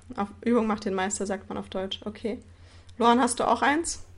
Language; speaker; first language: German; native; German